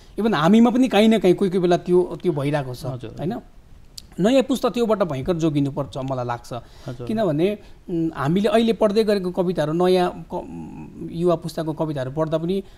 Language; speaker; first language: Nepali; native; Nepali